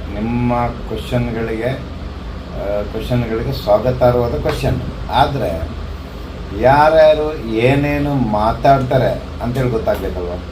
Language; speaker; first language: Kannada; non-native, local second language; Lambadi